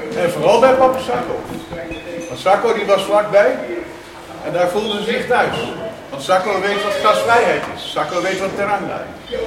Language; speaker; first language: Dutch; native; Dutch